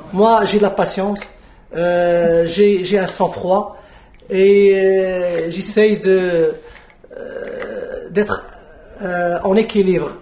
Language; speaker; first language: French; non-native, local second language; Arabic